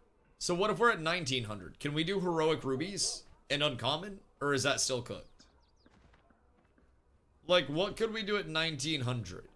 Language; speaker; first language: English; native; English